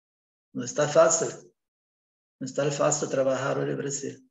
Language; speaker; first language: Spanish; non-native, learner; Portuguese